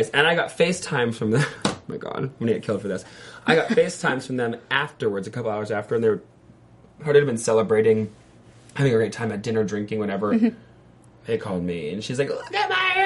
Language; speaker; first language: English; native; English